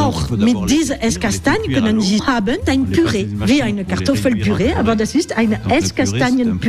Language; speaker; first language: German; non-native, learner; French